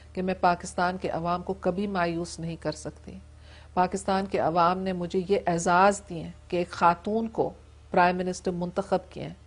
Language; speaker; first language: Urdu; non-native, local second language; English